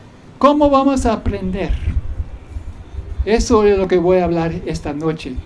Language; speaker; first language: Spanish; non-native, fluent; English